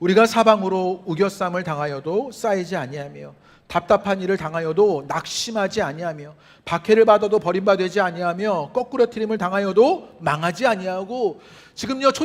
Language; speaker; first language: Korean; native; Korean